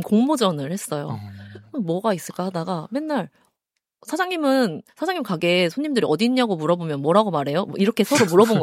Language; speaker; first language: Korean; native; Korean